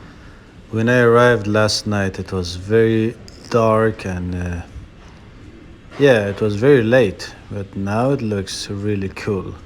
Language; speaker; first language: English; non-native, fluent; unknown